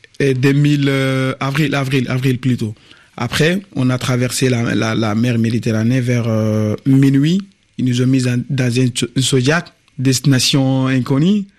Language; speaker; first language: French; non-native, local second language; Bambara